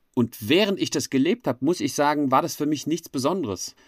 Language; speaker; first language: German; native; German